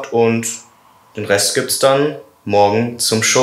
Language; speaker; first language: German; native; German